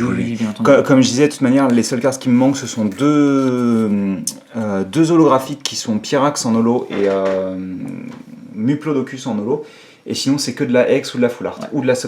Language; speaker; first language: French; native; French